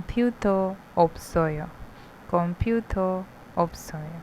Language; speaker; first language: Korean; non-native, fluent; Hindi